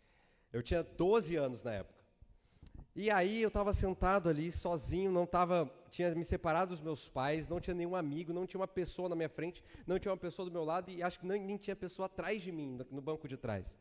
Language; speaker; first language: Portuguese; native; Portuguese